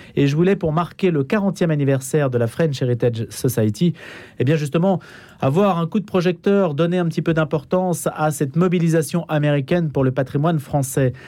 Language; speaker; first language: French; native; French